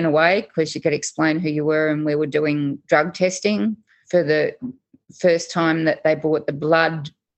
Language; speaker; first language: English; native; English